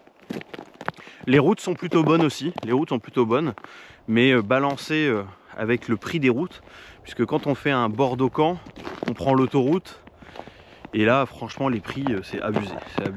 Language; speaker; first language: French; native; French